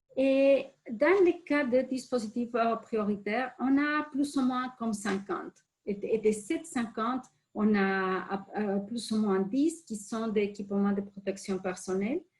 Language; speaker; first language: French; non-native, fluent; Spanish